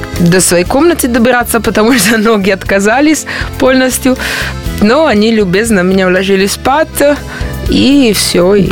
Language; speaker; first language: Russian; non-native, fluent; Italian